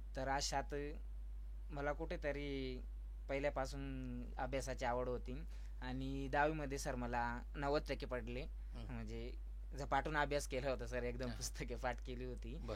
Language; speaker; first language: Marathi; non-native, local second language; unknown